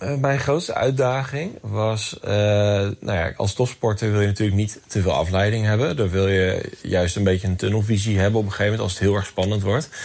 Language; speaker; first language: Dutch; native; Dutch